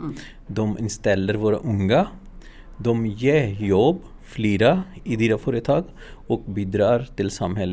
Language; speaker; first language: Swedish; non-native, learner; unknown